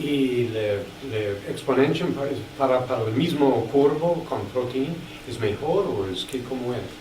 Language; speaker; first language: Spanish; non-native, learner; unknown